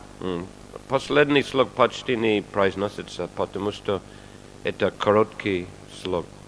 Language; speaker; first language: Russian; non-native, fluent; English